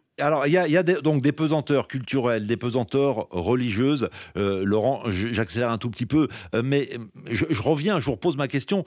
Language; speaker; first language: French; native; French